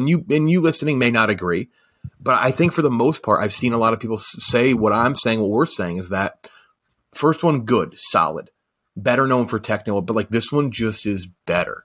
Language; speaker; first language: English; native; English